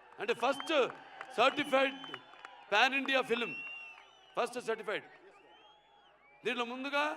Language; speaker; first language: Telugu; native; Telugu